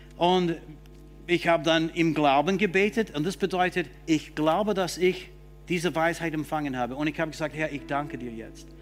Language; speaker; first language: German; non-native, fluent; English